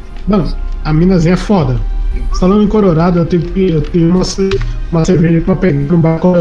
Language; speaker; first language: Portuguese; native; Portuguese